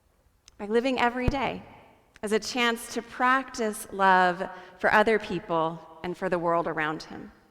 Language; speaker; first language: English; native; English